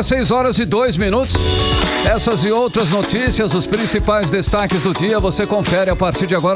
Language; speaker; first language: Portuguese; native; Portuguese